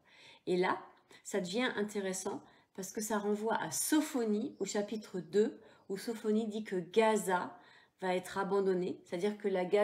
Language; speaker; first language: French; native; French